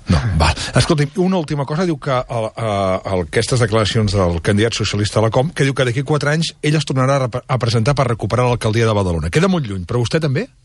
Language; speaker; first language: Catalan; native; Catalan